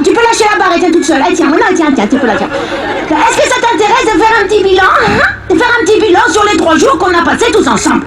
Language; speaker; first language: French; native; French